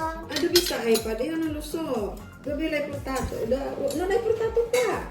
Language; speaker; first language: Italian; non-native, learner; Filipino